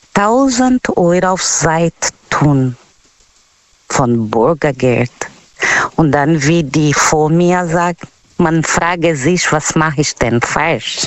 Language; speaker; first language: German; non-native, learner; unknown